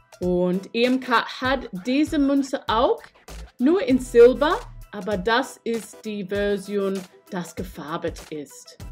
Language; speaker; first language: German; non-native, fluent; English